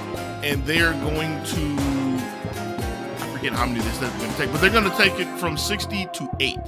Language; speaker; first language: English; native; English